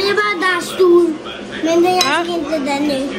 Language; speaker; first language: Swedish; early bilingual, other home language; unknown